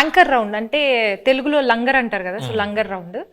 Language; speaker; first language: Telugu; native; Telugu